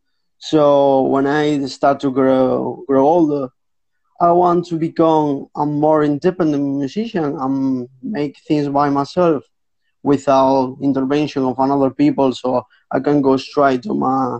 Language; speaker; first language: English; non-native, fluent; Spanish